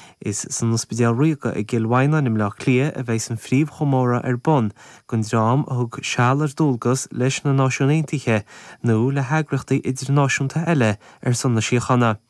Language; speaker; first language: Irish; native; Irish